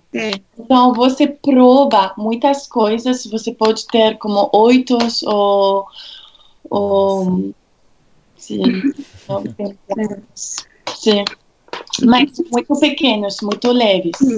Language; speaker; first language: Portuguese; non-native, fluent; French